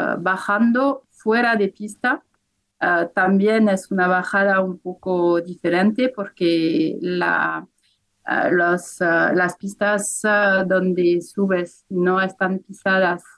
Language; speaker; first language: Spanish; non-native, fluent; French